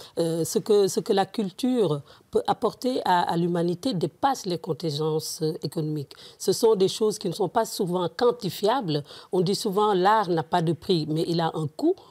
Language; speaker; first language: French; non-native, local second language; Wolof